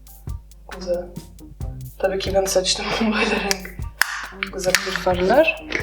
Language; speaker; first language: Turkish; non-native, learner; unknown